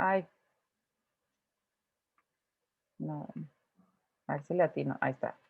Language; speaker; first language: Spanish; native; Spanish